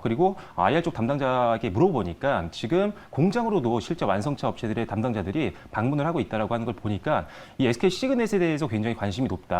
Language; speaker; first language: Korean; native; Korean